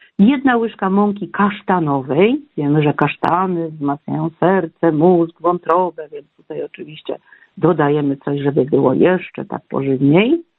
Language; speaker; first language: Polish; native; Polish